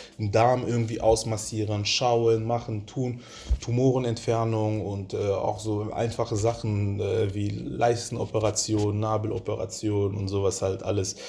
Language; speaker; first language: German; early bilingual, other home language; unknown